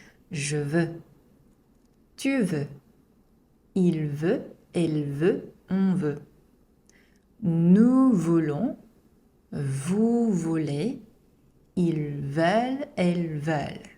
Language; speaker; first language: French; non-native, fluent; Korean